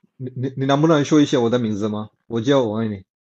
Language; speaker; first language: Chinese; non-native, learner; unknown